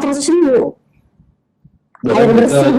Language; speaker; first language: Indonesian; native; Indonesian